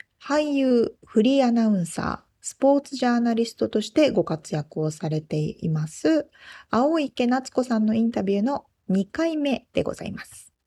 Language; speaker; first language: Japanese; native; Japanese